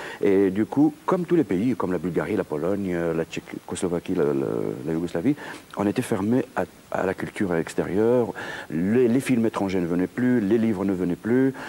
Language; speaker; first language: French; non-native, local second language; Kabyle